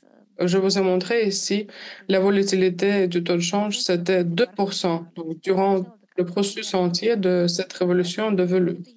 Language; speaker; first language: French; non-native, fluent; Armenian